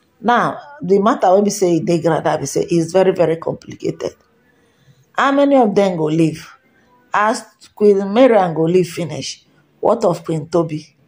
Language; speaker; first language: Nigerian Pidgin; non-native, local second language; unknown